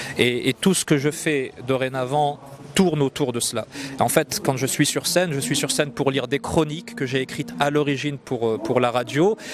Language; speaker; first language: French; non-native, local second language; Arabic